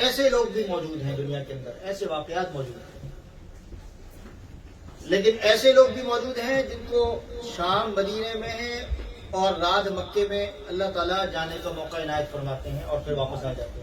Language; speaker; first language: Urdu; native; Urdu